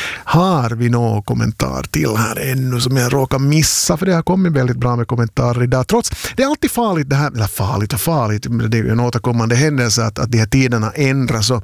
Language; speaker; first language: Swedish; native; Swedish